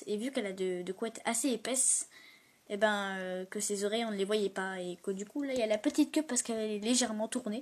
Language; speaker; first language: French; native; French